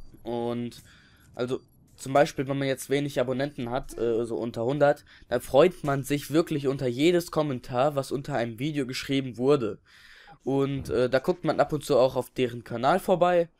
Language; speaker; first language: German; native; German